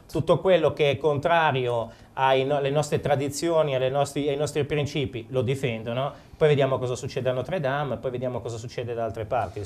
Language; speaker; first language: Italian; native; Italian